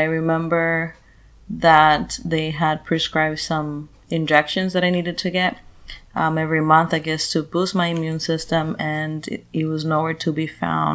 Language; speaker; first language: English; non-native, fluent; Spanish